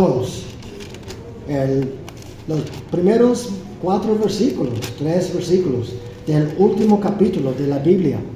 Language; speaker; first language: Spanish; non-native, fluent; English